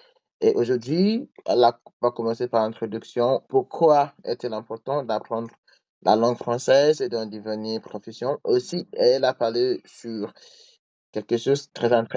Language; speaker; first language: French; non-native, learner; English